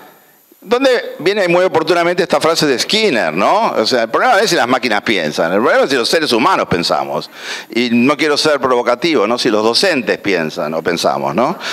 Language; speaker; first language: Spanish; native; Spanish